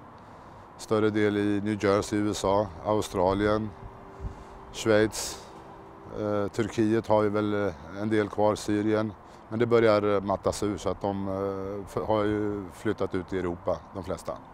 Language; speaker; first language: Swedish; early bilingual, other home language; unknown